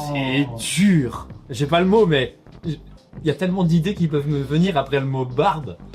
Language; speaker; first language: French; native; French